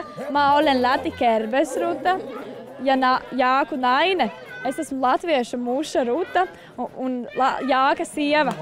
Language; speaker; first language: Latvian; native; Latvian